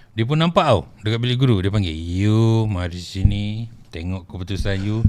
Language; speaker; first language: Malay; native; Malay